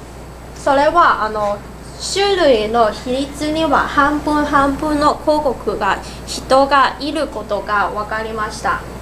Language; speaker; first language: Japanese; non-native, learner; Cantonese